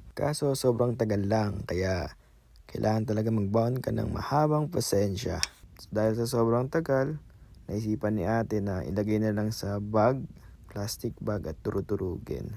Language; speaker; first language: Filipino; non-native, local second language; Pangasinan